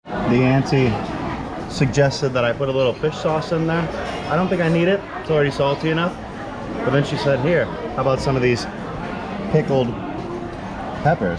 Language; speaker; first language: English; native; English